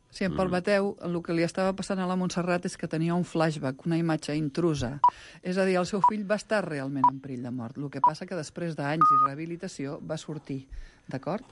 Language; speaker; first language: Catalan; non-native, local second language; Spanish